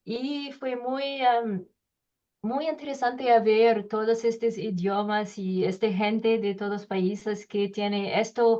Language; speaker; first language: Spanish; non-native, learner; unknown